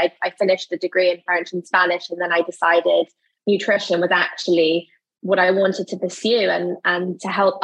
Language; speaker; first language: English; native; English